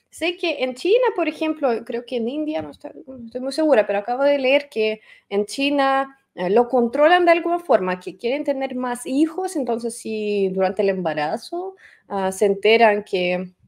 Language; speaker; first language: Spanish; non-native, fluent; Russian